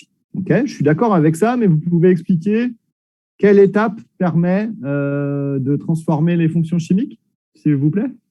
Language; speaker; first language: French; native; French